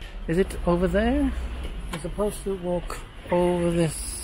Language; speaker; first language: English; non-native, fluent; Swedish